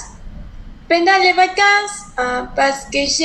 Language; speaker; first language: French; non-native, learner; Spanish